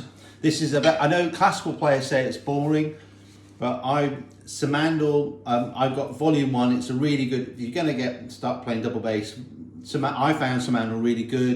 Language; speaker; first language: English; native; English